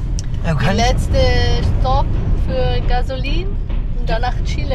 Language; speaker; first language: German; non-native, fluent; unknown